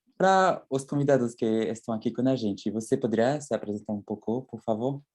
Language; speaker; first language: Portuguese; non-native, fluent; French